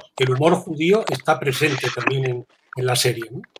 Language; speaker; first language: Spanish; native; Spanish